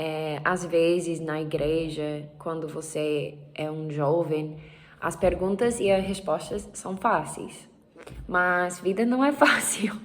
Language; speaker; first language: Portuguese; non-native, learner; English